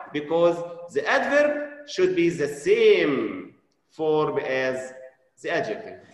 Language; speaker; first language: English; non-native, fluent; Arabic